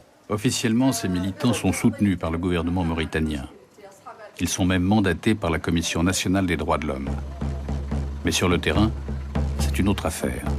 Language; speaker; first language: French; native; French